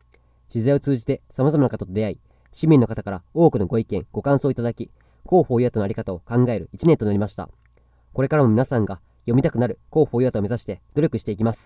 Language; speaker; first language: Japanese; native; Japanese